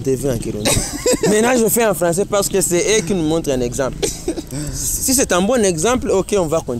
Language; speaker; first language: French; non-native, learner; Rundi